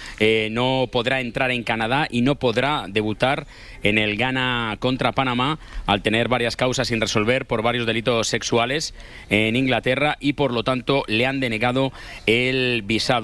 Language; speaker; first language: Spanish; native; Spanish